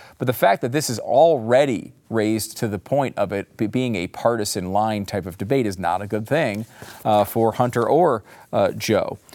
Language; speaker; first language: English; native; English